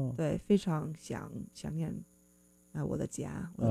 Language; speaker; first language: Chinese; non-native, fluent; English